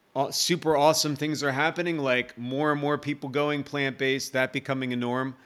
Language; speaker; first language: English; native; English